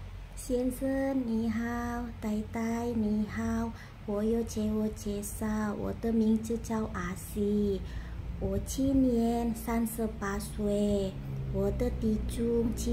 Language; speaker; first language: Chinese; non-native, learner; Indonesian